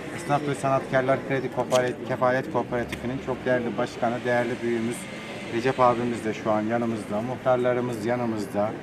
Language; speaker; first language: Turkish; native; Turkish